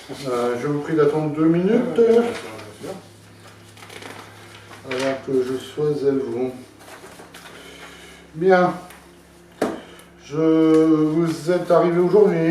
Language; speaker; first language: French; native; French